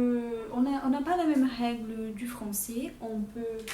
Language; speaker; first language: French; non-native, fluent; Portuguese